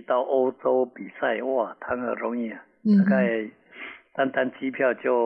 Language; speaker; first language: Chinese; native; Chinese